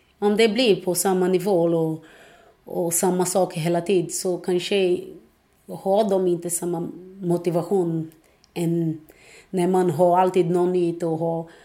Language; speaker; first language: Swedish; non-native, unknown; Portuguese